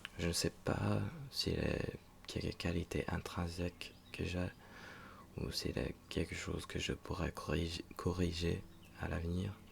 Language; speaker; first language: French; non-native, fluent; English